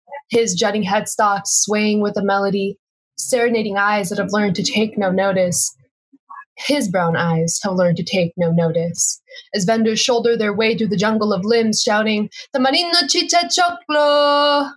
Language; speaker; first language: English; native; English